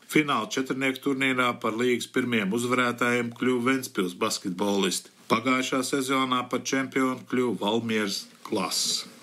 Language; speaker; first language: Latvian; early bilingual, heritage; Latvian